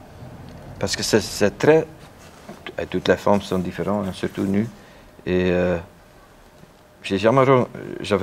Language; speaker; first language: French; non-native, local second language; Dutch